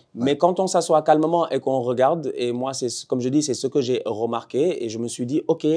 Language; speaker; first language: French; non-native, local second language; Wolof